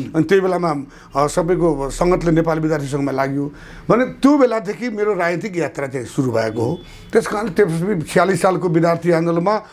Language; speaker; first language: Nepali; non-native, local second language; Bhojpuri